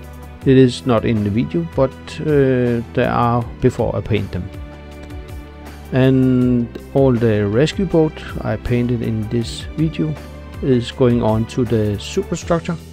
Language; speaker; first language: English; non-native, learner; Danish